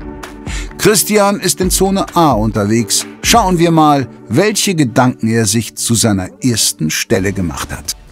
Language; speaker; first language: German; native; German